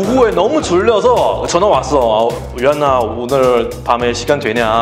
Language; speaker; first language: Korean; non-native, fluent; Chinese